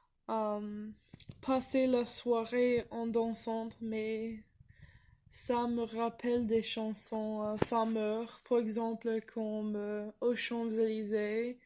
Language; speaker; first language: French; non-native, fluent; English